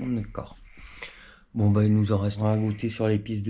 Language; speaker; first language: French; native; French